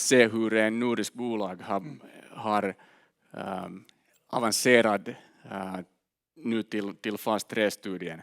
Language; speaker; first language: Swedish; non-native, learner; Finnish